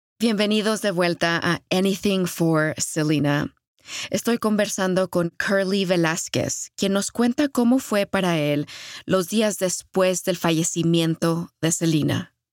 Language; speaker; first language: Spanish; early bilingual, heritage; Spanish